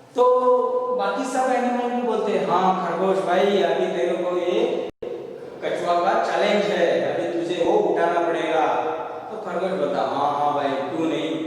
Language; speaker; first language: Hindi; non-native, local second language; Marathi